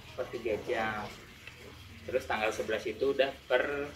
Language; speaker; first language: Indonesian; native; Indonesian